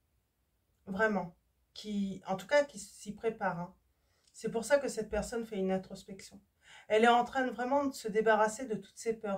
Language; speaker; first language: French; native; French